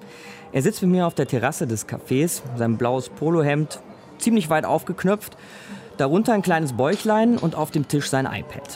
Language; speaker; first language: German; native; German